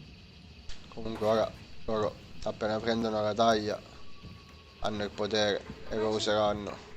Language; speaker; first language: Italian; native; Italian